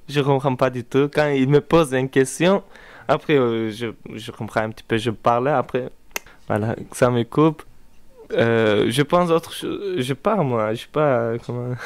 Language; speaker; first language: French; non-native, learner; Turkish